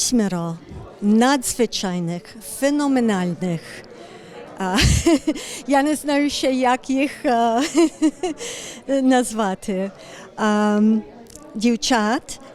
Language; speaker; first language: Ukrainian; early bilingual, heritage; Ukrainian